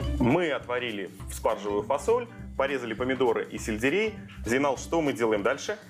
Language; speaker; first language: Russian; native; Russian